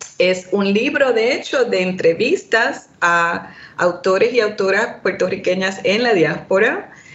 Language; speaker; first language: Spanish; early bilingual, heritage; Spanish